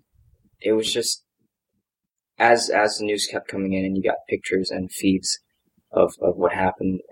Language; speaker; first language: English; native; English